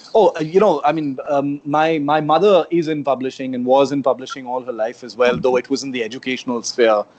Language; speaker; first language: English; non-native, local second language; Konkani